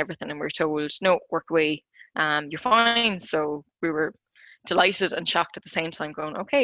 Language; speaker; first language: English; native; English